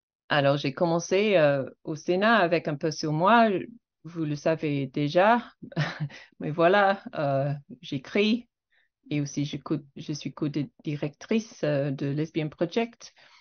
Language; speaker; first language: French; non-native, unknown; English